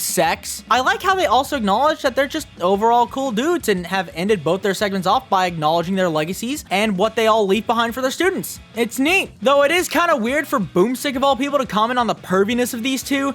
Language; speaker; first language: English; native; English